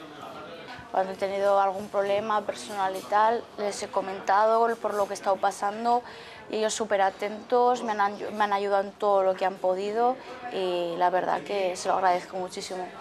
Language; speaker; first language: Spanish; native; Spanish